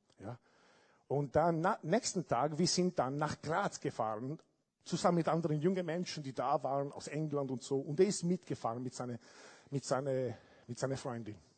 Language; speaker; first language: German; non-native, fluent; Italian